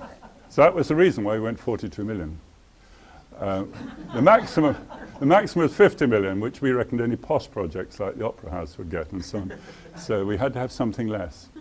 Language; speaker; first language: English; native; English